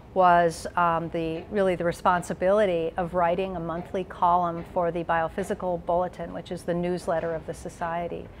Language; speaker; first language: English; native; English